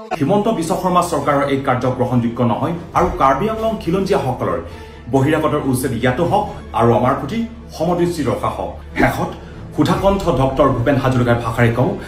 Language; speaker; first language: Assamese; non-native, local second language; Karbi